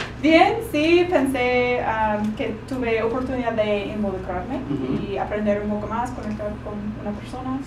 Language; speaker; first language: Spanish; non-native, learner; English